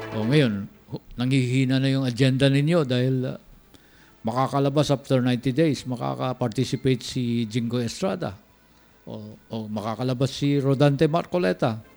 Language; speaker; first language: Filipino; non-native, local second language; Cebuano